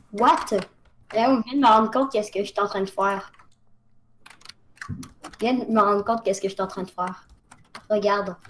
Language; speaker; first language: French; native; French